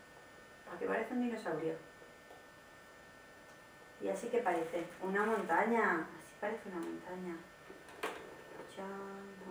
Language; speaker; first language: Spanish; native; Spanish